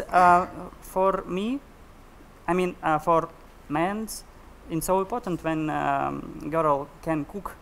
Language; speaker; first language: English; non-native, learner; Russian